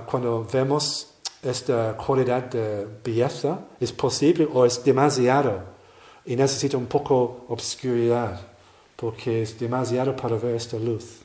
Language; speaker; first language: Spanish; non-native, learner; English